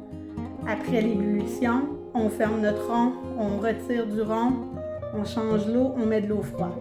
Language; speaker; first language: French; native; French